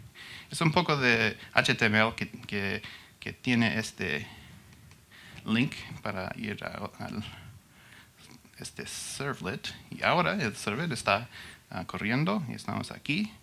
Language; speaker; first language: Spanish; non-native, learner; English